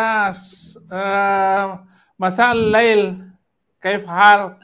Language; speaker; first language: Arabic; non-native, learner; Indonesian